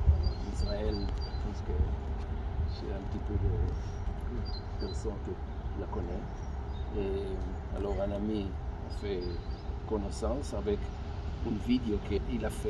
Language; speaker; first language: French; non-native, fluent; Hebrew